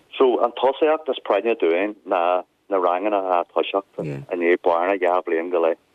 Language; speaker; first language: Irish; non-native, local second language; English